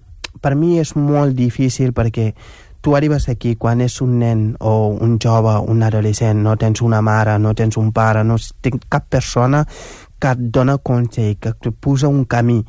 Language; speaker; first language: Catalan; non-native, fluent; Wolof